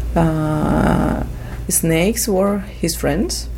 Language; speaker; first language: English; non-native, fluent; Spanish